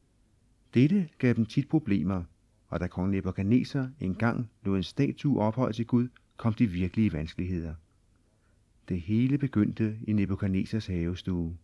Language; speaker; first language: Danish; native; Danish